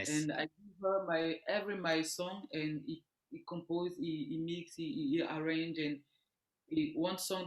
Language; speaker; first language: English; non-native, learner; French